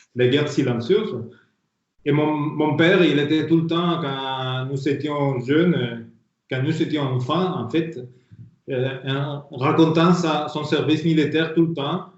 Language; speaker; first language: French; non-native, fluent; Spanish